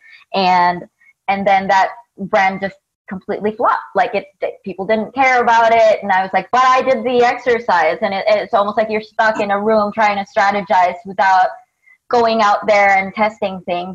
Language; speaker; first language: English; non-native, local second language; Filipino